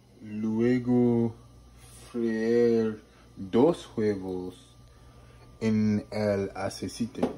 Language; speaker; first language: Spanish; non-native, learner; English